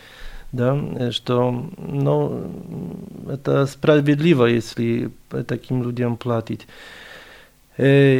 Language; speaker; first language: Russian; non-native, fluent; Polish